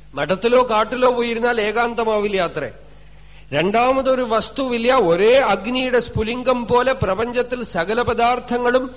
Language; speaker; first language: Malayalam; non-native, local second language; Tamil